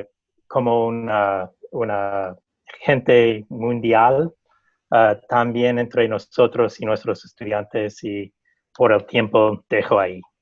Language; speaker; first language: Spanish; non-native, fluent; English